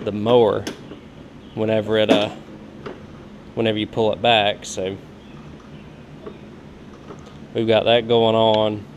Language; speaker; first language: English; native; English